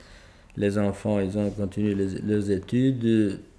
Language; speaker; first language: French; non-native, fluent; Albanian